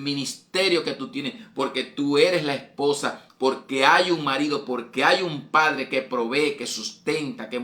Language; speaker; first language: Spanish; native; Spanish